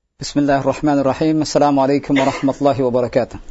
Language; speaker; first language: Arabic; non-native, fluent; Indonesian